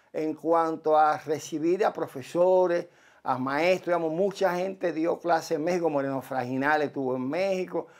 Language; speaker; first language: Spanish; native; Spanish